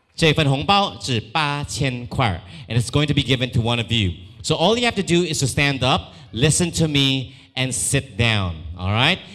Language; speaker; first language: English; non-native, local second language; Filipino